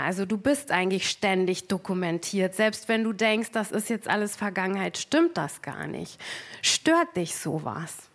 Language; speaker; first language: German; native; German